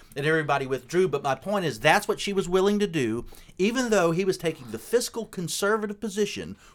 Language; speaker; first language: English; native; English